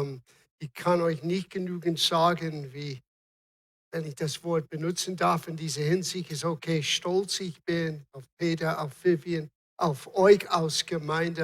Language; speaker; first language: German; non-native, fluent; English